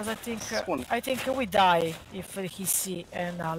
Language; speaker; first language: English; non-native, learner; Hungarian